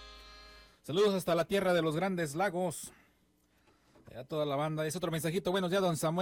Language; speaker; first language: Spanish; native; Spanish